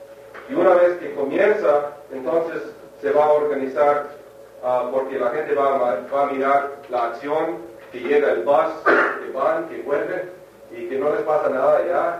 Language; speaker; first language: Spanish; non-native, fluent; English